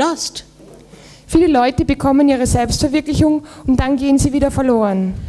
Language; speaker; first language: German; native; German